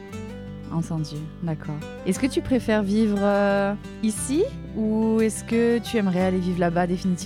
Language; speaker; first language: French; native; French